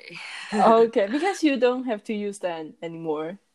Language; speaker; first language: English; non-native, learner; Chinese